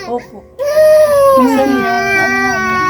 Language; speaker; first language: Filipino; non-native, local second language; Cebuano